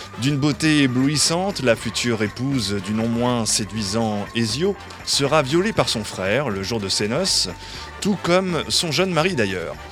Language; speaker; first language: French; native; French